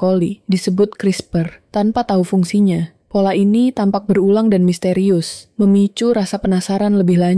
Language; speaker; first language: Indonesian; native; Indonesian